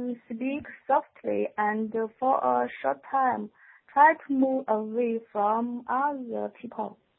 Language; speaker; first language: English; non-native, learner; Chinese